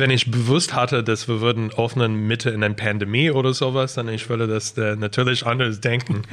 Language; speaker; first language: German; non-native, fluent; English